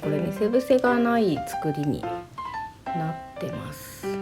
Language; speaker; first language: Japanese; native; Japanese